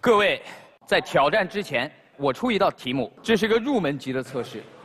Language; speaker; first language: Chinese; native; Chinese